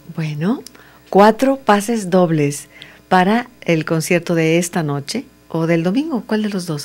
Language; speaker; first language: Spanish; native; Spanish